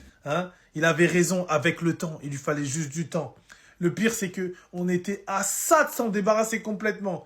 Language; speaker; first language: French; native; French